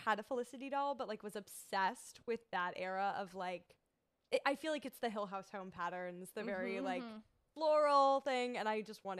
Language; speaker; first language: English; native; English